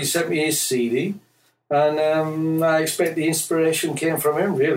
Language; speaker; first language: English; native; English